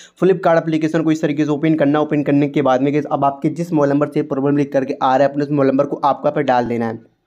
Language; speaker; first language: Hindi; native; Hindi